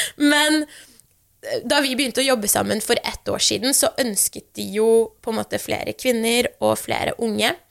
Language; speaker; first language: Norwegian; early bilingual, other home language; Persian